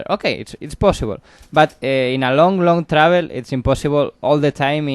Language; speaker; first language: English; non-native, learner; Spanish